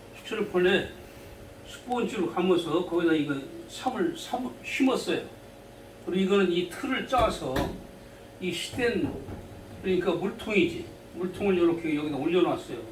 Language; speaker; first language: Korean; native; Korean